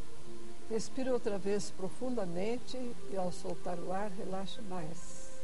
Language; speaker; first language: Portuguese; native; Portuguese